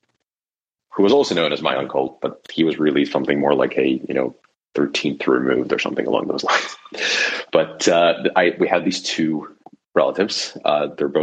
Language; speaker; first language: English; non-native, fluent; Russian